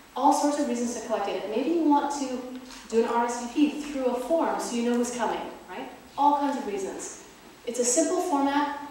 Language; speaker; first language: English; native; English